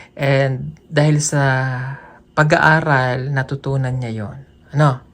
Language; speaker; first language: Filipino; non-native, local second language; Cebuano